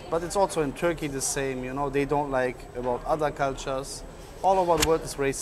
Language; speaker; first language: English; non-native, learner; German